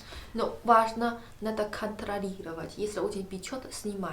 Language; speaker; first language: Russian; non-native, learner; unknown